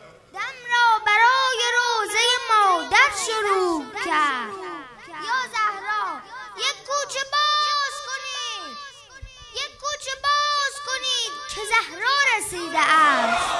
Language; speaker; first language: Persian; native; Persian